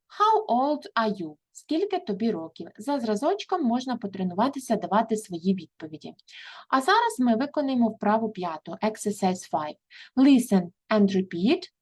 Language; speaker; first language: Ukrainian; native; Ukrainian